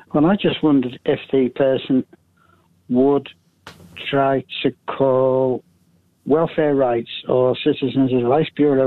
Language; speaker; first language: English; native; English